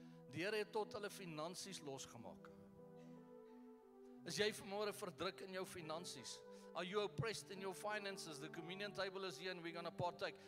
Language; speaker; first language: English; non-native, local second language; Afrikaans